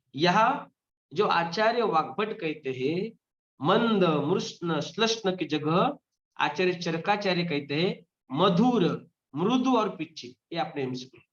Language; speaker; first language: Hindi; non-native, local second language; Marathi